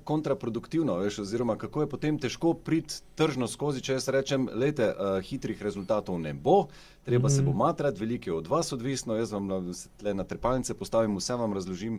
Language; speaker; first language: Slovenian; native; Slovenian